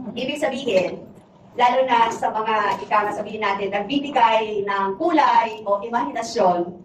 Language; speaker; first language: Filipino; native; Filipino